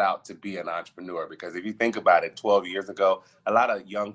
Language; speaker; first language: English; native; English